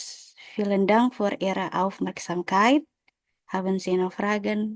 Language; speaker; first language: German; non-native, learner; Indonesian